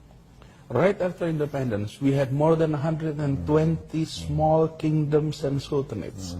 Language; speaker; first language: English; non-native, fluent; Indonesian